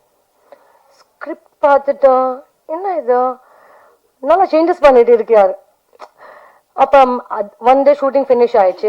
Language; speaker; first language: Tamil; non-native, learner; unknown